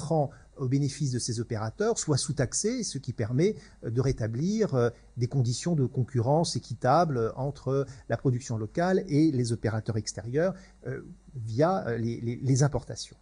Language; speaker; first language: French; native; French